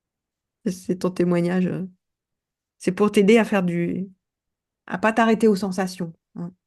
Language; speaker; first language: French; native; French